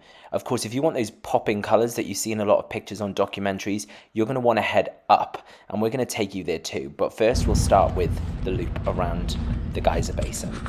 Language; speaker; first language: English; native; English